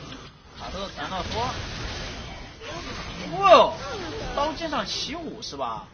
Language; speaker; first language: Chinese; native; Chinese